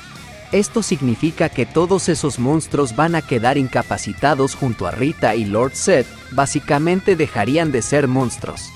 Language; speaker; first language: Spanish; native; Spanish